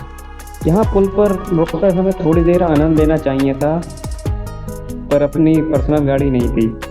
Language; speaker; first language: Hindi; native; Hindi